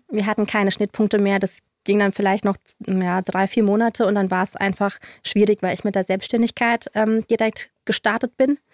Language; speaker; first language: German; non-native, fluent; Polish